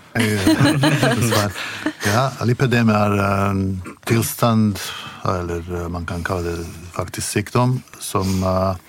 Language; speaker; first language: Norwegian; non-native, fluent; Bosnian